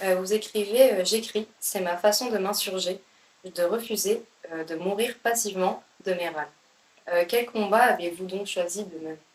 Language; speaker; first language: French; native; French